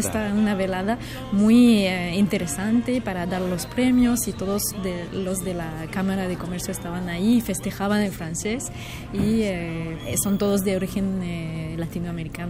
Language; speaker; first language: Spanish; non-native, fluent; French